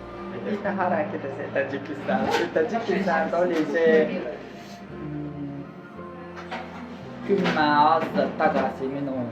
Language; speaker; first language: Estonian; non-native, learner; Tajik